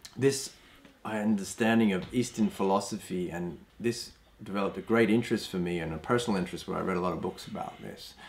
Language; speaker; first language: English; native; English